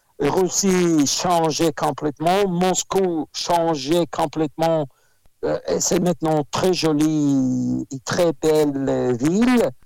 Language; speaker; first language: French; non-native, fluent; Russian